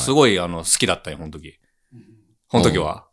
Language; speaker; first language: Japanese; native; Japanese